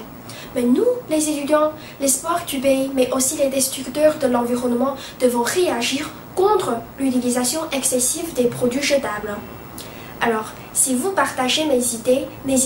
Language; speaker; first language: French; non-native, fluent; Chinese